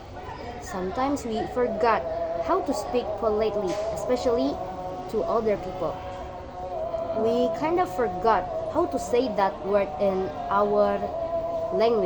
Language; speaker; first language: English; non-native, learner; Indonesian